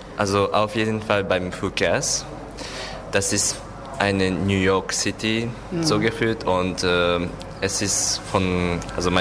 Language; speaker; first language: German; non-native, learner; Japanese